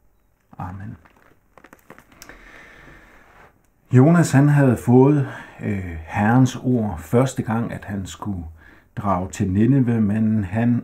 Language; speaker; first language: Danish; native; Danish